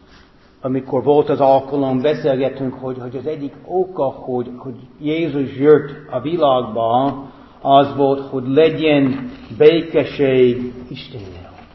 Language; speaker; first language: Hungarian; non-native, fluent; English